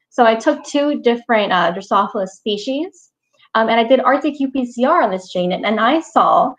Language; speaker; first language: English; native; English